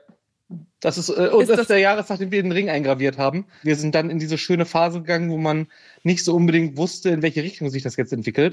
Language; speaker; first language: German; native; German